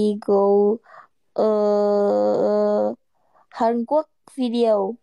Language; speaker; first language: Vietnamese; non-native, learner; Indonesian